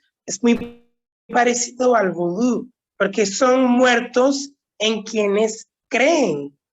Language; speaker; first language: Spanish; non-native, local second language; Haitian Creole